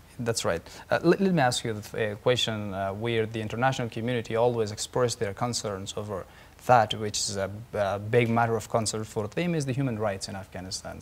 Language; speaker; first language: English; non-native, fluent; Persian